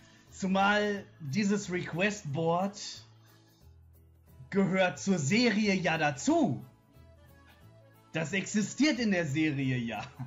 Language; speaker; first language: German; native; German